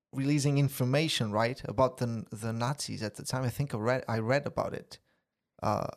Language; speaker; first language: English; non-native, fluent; Portuguese